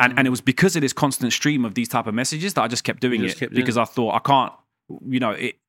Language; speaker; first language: English; native; English